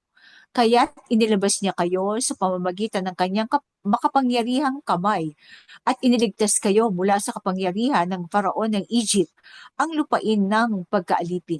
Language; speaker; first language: Filipino; native; Filipino